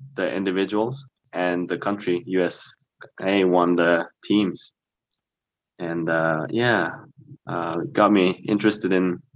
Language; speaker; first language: English; early bilingual, other home language; Korean